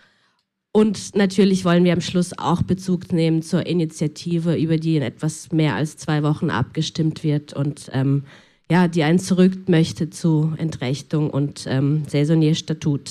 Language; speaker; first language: German; native; German